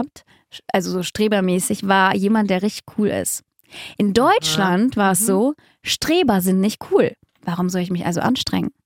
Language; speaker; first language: German; early bilingual, other home language; Russian